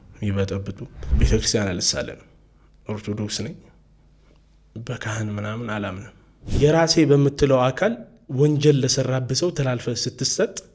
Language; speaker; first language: Amharic; non-native, local second language; Tigrinya